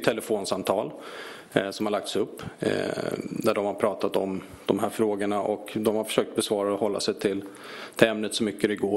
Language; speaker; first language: Swedish; native; Swedish